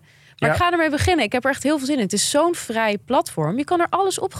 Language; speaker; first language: Dutch; native; Dutch